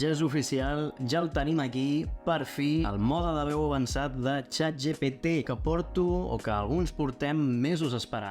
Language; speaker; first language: Catalan; native; Catalan